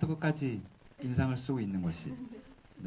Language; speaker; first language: Korean; native; Korean